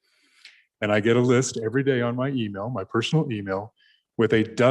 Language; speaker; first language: English; native; English